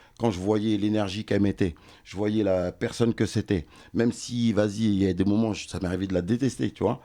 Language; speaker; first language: French; early bilingual, other home language; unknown